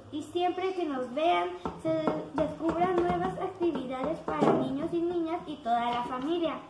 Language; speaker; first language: Spanish; native; Spanish